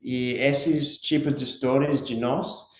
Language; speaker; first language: Portuguese; non-native, learner; English